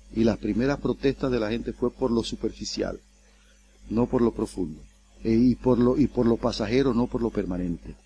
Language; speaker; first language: Spanish; native; Spanish